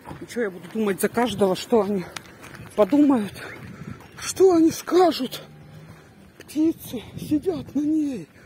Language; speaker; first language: Russian; non-native, local second language; Tajik